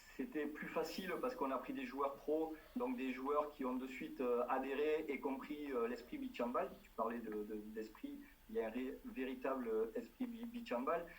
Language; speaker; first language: French; native; French